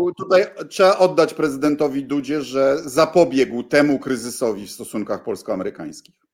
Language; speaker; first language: Polish; native; Polish